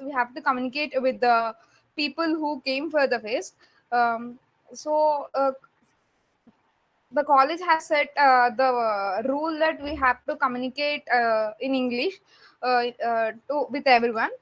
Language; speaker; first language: English; non-native, learner; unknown